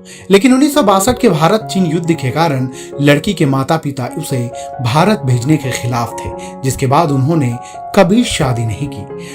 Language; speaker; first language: Hindi; native; Hindi